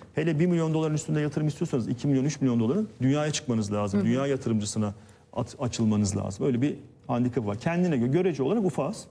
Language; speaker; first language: Turkish; native; Turkish